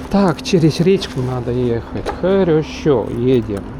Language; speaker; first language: Russian; non-native, local second language; Estonian